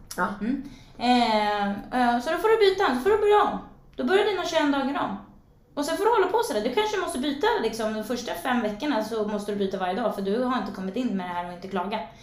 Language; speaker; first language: Swedish; native; Swedish